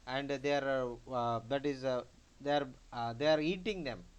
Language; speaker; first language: English; non-native, local second language; Telugu